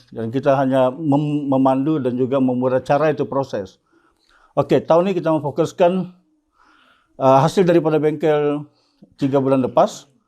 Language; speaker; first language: Malay; native; Malay